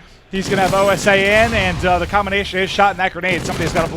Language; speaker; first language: English; native; English